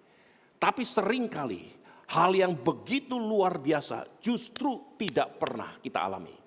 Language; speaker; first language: Indonesian; native; Indonesian